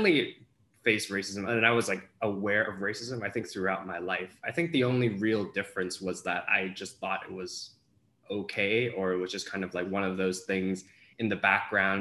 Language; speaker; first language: English; non-native, local second language; Cantonese